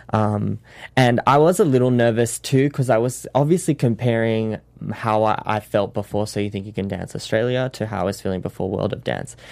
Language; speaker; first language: English; native; English